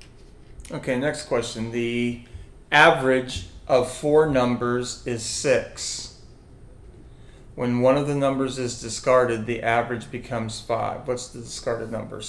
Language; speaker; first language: English; native; English